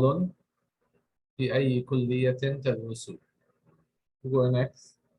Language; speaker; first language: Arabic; non-native, fluent; English